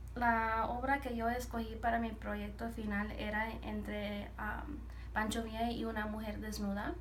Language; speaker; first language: Spanish; early bilingual, heritage; Spanish